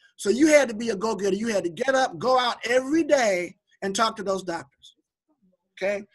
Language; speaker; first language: English; native; English